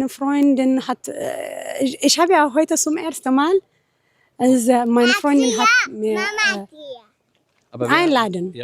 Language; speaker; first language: German; non-native, learner; Tigrinya